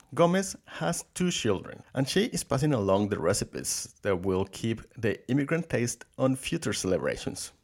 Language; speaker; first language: English; non-native, fluent; Spanish